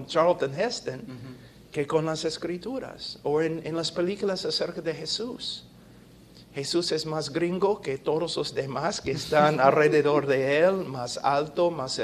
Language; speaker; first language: Spanish; non-native, fluent; English